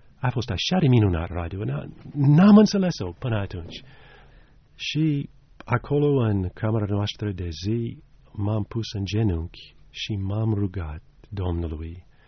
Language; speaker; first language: Romanian; non-native, fluent; English